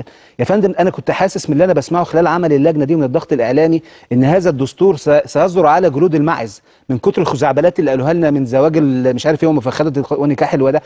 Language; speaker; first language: Arabic; native; Arabic